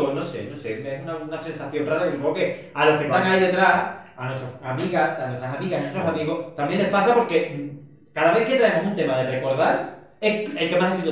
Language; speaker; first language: Spanish; native; Spanish